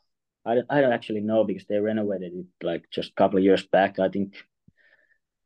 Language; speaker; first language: English; non-native, fluent; Finnish